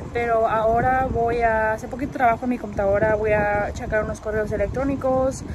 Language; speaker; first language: Spanish; early bilingual, heritage; Spanish